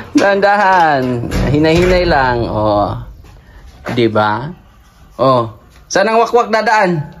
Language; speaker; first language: Filipino; non-native, local second language; Cebuano